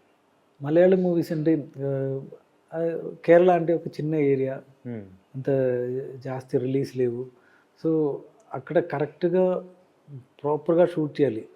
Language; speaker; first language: Telugu; non-native, learner; Malayalam